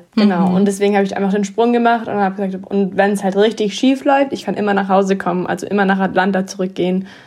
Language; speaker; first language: German; early bilingual, heritage; English